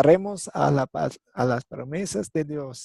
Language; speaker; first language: Spanish; non-native, fluent; English